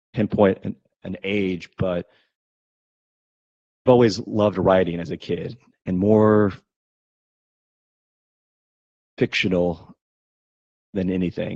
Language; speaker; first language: English; native; English